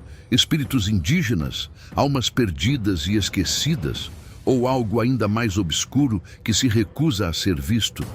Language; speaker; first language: Portuguese; native; Portuguese